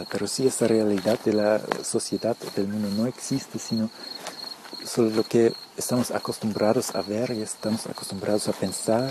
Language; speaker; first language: Spanish; early bilingual, heritage; Spanish